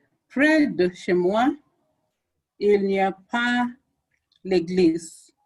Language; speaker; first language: French; non-native, learner; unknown